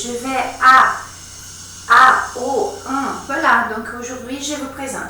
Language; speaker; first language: French; non-native, fluent; Portuguese